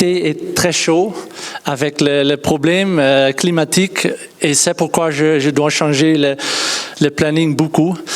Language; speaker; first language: French; non-native, learner; Dutch